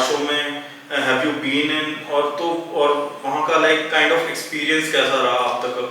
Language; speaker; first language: Hindi; native; Hindi